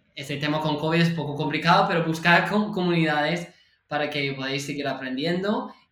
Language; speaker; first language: Spanish; non-native, fluent; English